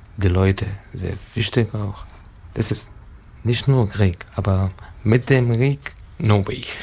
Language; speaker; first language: German; non-native, learner; Arabic